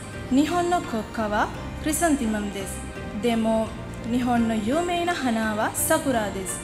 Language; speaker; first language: Japanese; non-native, learner; Sinhala